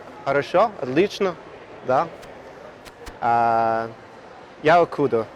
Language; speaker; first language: Russian; non-native, learner; English